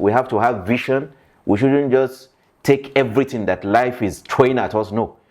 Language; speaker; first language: English; non-native, local second language; Yoruba